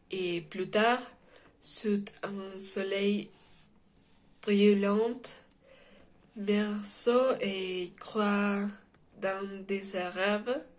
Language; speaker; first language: French; non-native, learner; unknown